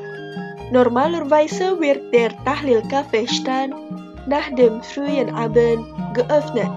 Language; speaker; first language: German; non-native, fluent; Indonesian